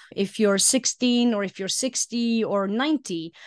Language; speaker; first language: English; early bilingual, heritage; Icelandic